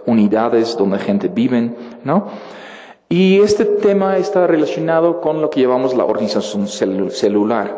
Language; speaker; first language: Spanish; non-native, fluent; Dutch